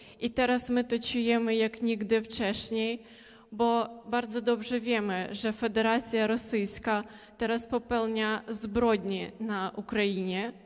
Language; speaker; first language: Polish; non-native, local second language; Ukrainian